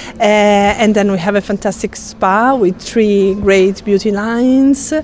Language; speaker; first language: English; non-native, fluent; Italian